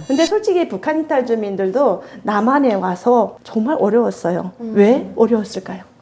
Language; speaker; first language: Korean; native; Korean